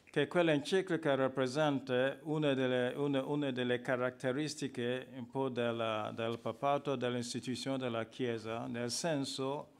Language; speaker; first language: Italian; non-native, fluent; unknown